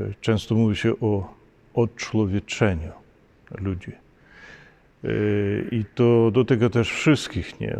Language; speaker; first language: Polish; non-native, fluent; Ukrainian